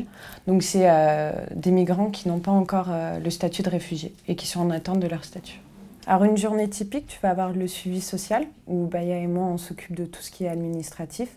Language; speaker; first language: French; native; French